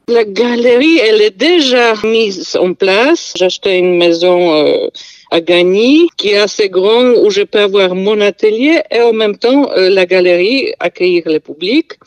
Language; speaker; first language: French; non-native, fluent; Polish